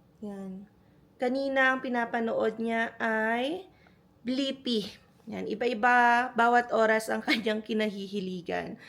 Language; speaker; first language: Filipino; native; Filipino